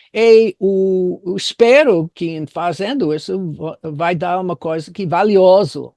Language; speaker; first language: Portuguese; non-native, fluent; English